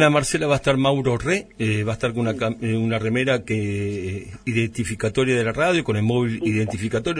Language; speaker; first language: Spanish; native; Spanish